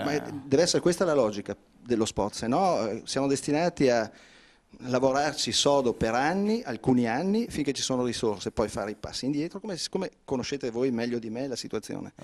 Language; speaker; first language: Italian; native; Italian